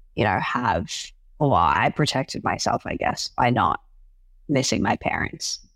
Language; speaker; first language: English; non-native, local second language; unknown